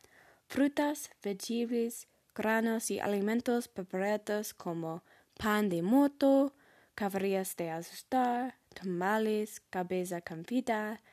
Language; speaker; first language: Spanish; non-native, learner; English